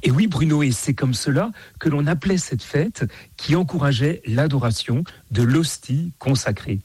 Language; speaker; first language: French; native; French